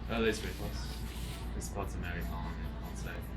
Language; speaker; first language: French; non-native, learner; English